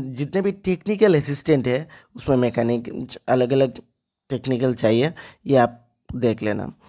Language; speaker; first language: Hindi; non-native, local second language; Bangla